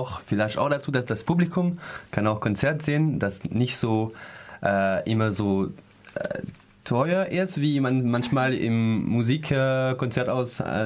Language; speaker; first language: German; non-native, learner; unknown